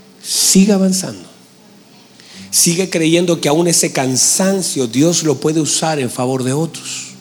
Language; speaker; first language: Spanish; native; Spanish